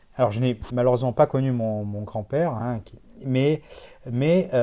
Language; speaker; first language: French; native; French